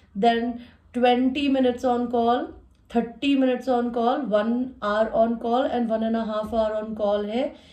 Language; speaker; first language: Hindi; native; Hindi